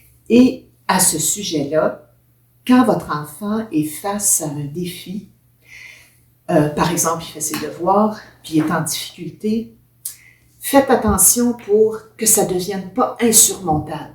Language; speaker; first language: French; native; French